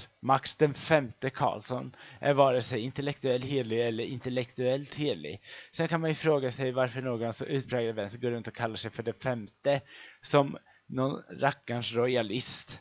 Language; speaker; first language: Swedish; native; Swedish